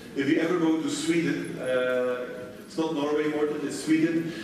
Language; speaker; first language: English; non-native, fluent; Dutch